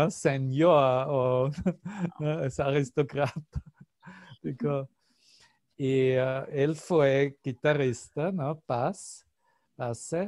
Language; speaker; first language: Spanish; non-native, fluent; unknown